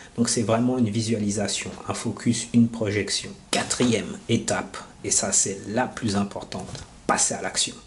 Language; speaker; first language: French; native; French